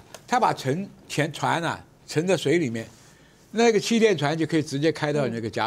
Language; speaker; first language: Chinese; native; Chinese